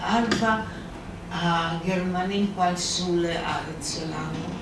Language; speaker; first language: Hebrew; non-native, fluent; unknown